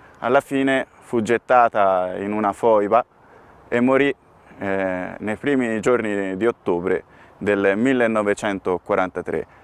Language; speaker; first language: Italian; native; Italian